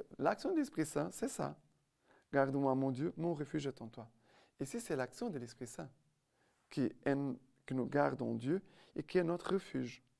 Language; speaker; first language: French; non-native, fluent; Portuguese